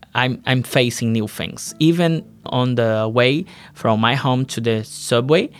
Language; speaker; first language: English; non-native, learner; Portuguese